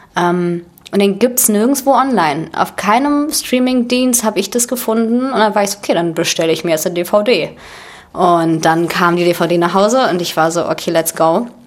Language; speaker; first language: German; early bilingual, other home language; Russian